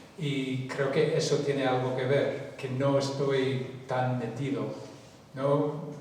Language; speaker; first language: Spanish; non-native, fluent; English